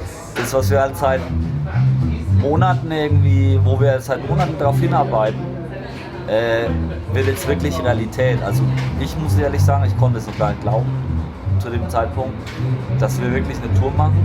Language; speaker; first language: German; native; German